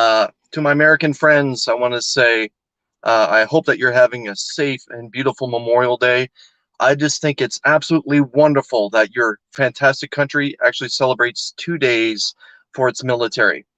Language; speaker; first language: English; native; English